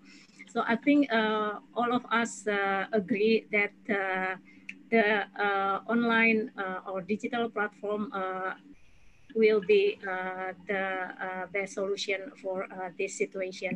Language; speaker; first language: English; non-native, fluent; Indonesian